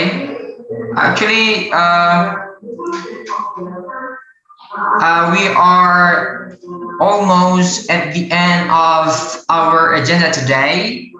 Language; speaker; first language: English; non-native, learner; Indonesian